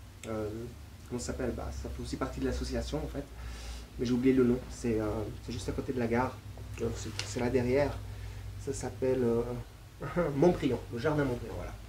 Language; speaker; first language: French; non-native, fluent; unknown